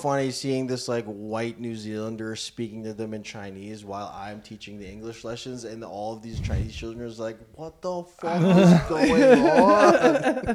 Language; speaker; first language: English; non-native, local second language; Filipino